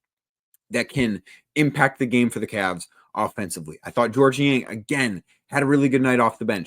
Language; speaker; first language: English; native; English